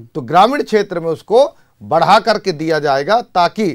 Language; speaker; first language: Hindi; native; Hindi